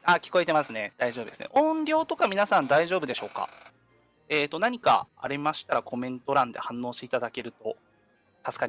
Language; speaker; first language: Japanese; native; Japanese